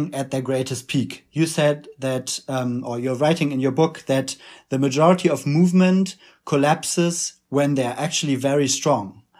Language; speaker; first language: English; non-native, fluent; German